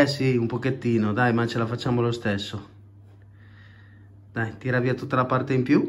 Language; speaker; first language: Italian; native; Italian